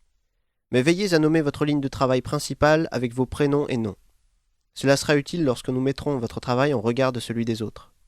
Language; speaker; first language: French; native; French